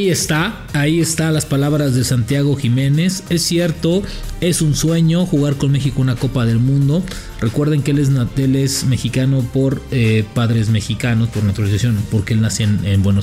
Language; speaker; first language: Spanish; native; Spanish